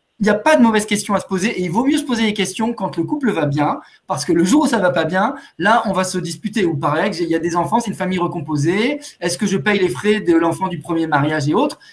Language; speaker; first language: French; native; French